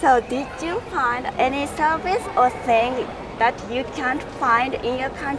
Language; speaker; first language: English; non-native, learner; Japanese